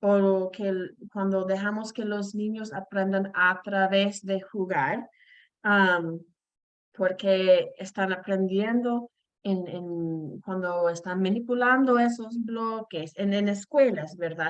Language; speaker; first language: Spanish; non-native, fluent; English